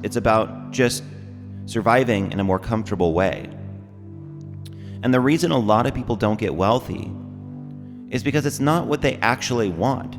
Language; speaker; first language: English; native; English